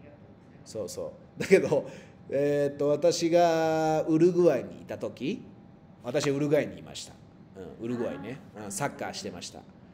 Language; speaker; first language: Japanese; non-native, fluent; Spanish